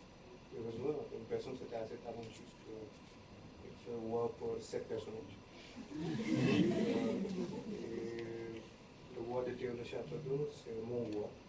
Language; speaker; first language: French; non-native, learner; English